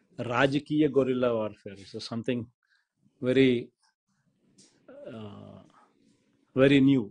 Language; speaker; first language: English; non-native, local second language; Telugu